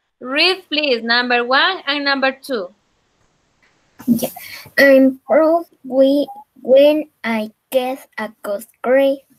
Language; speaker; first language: English; non-native, learner; Spanish